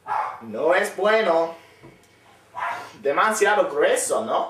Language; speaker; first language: Spanish; non-native, learner; English